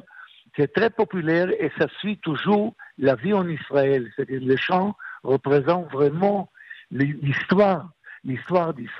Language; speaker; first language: French; non-native, fluent; Hebrew